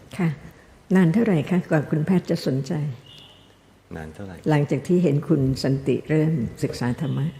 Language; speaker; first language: Thai; native; Thai